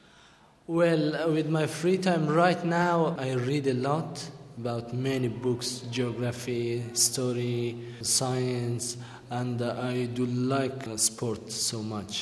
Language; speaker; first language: English; non-native, learner; Persian